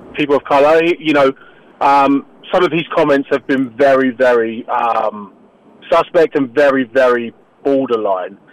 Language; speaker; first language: English; native; English